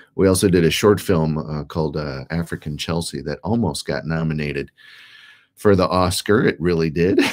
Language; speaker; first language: English; native; English